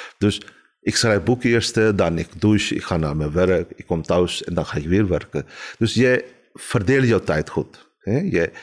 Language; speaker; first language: Dutch; non-native, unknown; Urdu